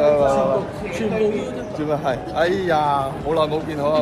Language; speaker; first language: Chinese; native; Chinese